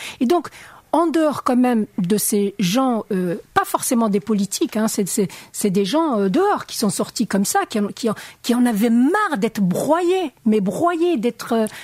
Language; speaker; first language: French; non-native, local second language; Arabic